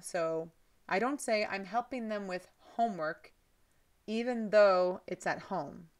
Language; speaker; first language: English; native; English